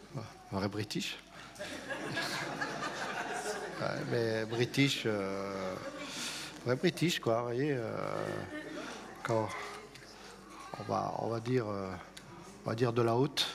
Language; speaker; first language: French; native; French